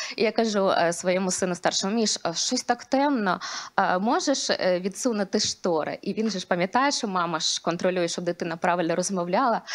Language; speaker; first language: Ukrainian; non-native, local second language; Russian